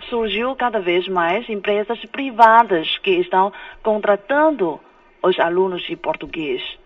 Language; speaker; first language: Portuguese; non-native, fluent; Chinese